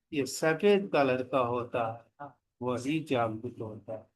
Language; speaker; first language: Hindi; non-native, local second language; Telugu